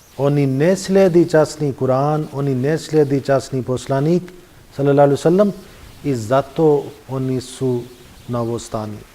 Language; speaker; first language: Bosnian; non-native, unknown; Urdu